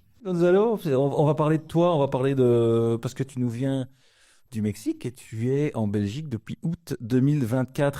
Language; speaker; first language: French; native; French